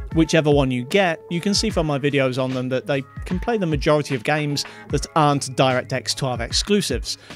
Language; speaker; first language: English; native; English